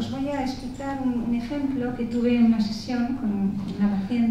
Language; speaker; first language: Spanish; native; Spanish